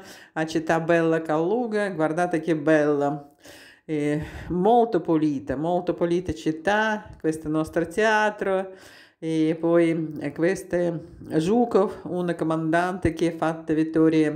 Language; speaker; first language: Italian; non-native, learner; Russian